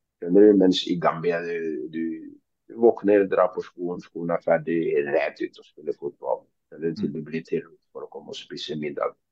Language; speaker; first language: Norwegian; early bilingual, other home language; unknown